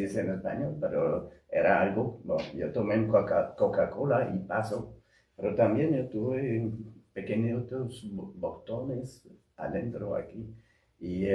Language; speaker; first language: Spanish; non-native, fluent; French